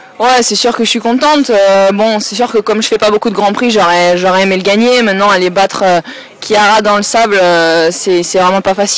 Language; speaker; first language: French; native; French